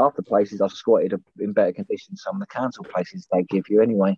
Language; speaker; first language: English; native; English